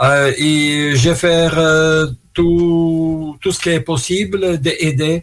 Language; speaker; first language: French; non-native, learner; Russian